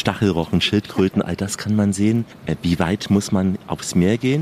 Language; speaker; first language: German; native; German